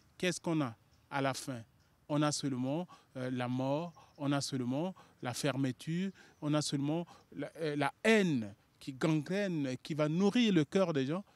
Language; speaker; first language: French; non-native, local second language; Sango